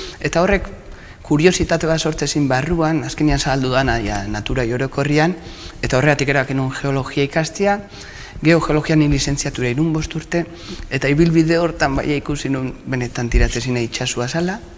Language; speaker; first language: Basque; native; Basque